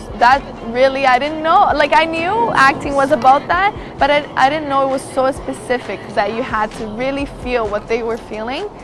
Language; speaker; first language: English; early bilingual, other home language; Portuguese